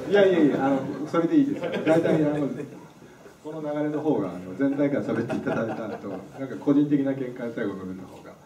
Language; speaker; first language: Japanese; native; Japanese